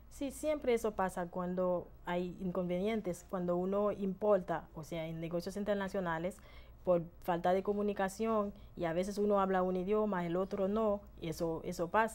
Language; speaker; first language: Spanish; non-native, fluent; Haitian Creole